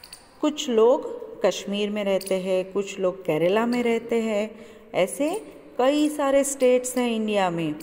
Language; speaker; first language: Hindi; non-native, local second language; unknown